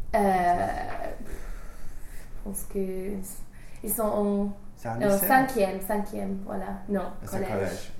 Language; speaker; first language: French; non-native, fluent; English